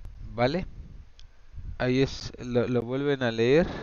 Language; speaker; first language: Spanish; native; Spanish